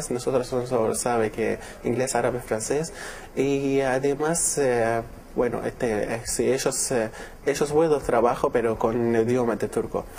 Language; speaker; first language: Spanish; non-native, learner; Arabic